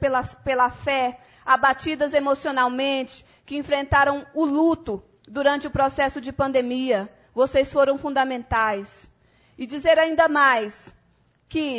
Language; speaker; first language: Portuguese; native; Portuguese